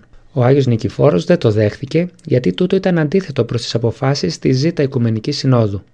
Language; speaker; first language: Greek; native; Greek